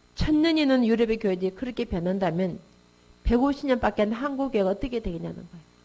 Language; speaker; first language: Korean; native; Korean